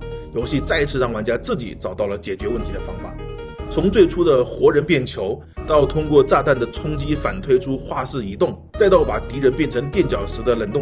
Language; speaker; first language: Chinese; native; Chinese